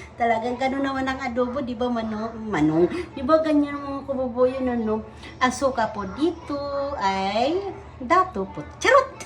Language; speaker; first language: Filipino; non-native, local second language; Cebuano